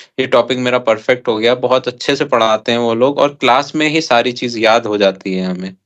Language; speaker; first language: Hindi; native; Hindi